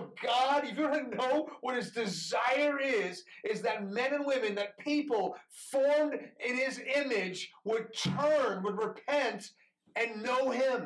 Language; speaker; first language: English; early bilingual, other home language; Persian